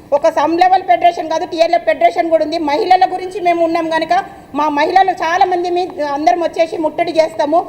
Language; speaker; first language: Telugu; native; Telugu